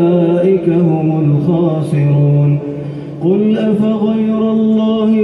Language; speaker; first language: Arabic; native; Arabic